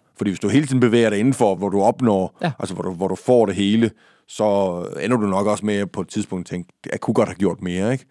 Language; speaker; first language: Danish; native; Danish